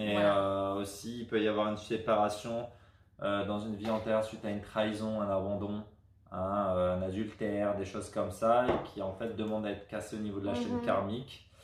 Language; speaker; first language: French; native; French